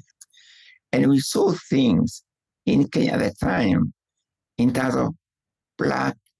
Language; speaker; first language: English; non-native, local second language; Kikuyu